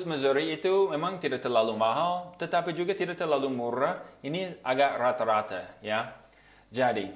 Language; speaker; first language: Indonesian; non-native, fluent; English